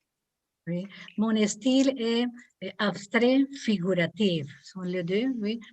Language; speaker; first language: French; non-native, learner; Spanish